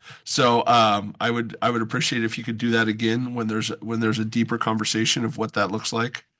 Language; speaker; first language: English; native; English